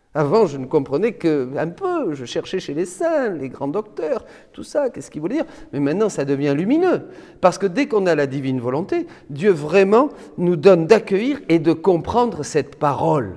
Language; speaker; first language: French; native; French